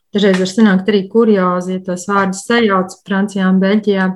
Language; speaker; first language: Latvian; native; Latvian